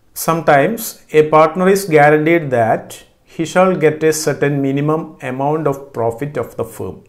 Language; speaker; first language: English; non-native, local second language; Malayalam